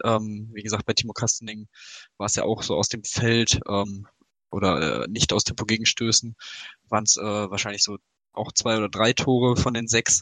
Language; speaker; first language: German; native; German